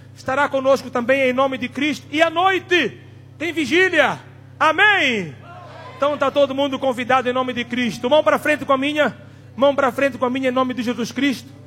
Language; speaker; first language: Portuguese; non-native, local second language; Tsonga